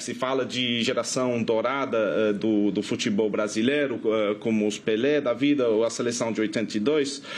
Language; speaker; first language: Portuguese; non-native, fluent; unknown